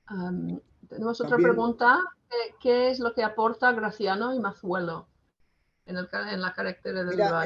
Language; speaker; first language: Spanish; non-native, fluent; English